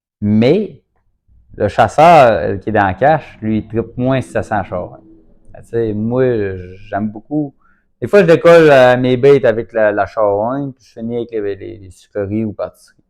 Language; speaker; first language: French; native; French